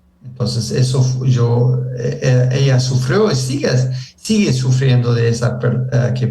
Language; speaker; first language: Spanish; early bilingual, heritage; Spanish